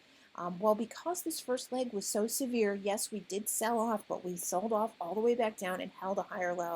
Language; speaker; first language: English; native; English